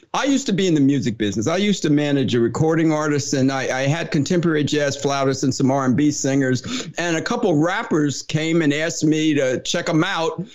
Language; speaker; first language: English; native; English